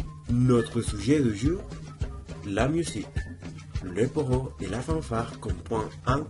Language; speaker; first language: French; non-native, learner; Spanish